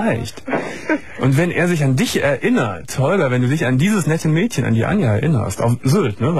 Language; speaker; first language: German; native; German